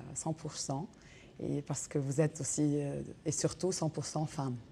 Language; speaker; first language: French; non-native, local second language; Arabic